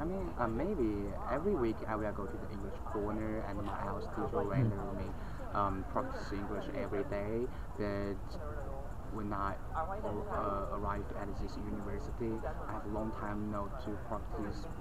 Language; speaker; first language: English; non-native, learner; Chinese